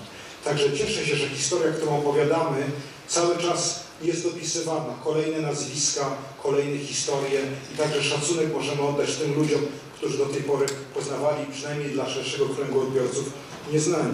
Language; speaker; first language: Polish; native; Polish